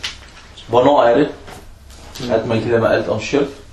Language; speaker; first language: Danish; early bilingual, other home language; Arabic